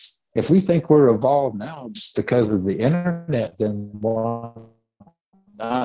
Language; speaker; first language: English; early bilingual, other home language; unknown